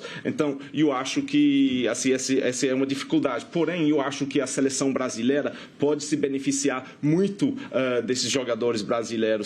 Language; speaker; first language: Portuguese; non-native, fluent; English